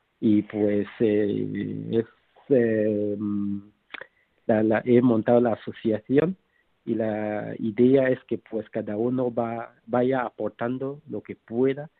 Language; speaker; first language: Spanish; non-native, fluent; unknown